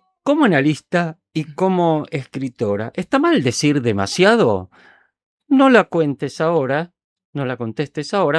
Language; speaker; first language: Spanish; native; Spanish